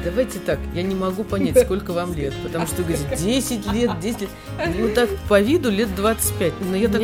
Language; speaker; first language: Russian; native; Russian